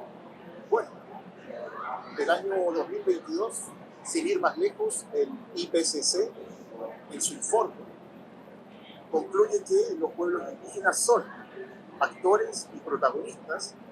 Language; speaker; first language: Spanish; native; Spanish